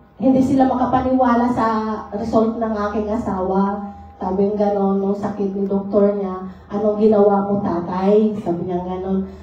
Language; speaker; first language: Filipino; non-native, local second language; Bikol